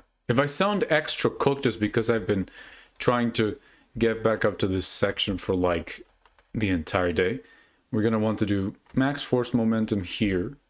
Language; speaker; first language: English; native; English